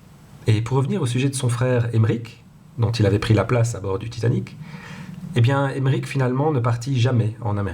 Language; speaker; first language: French; non-native, local second language; Dutch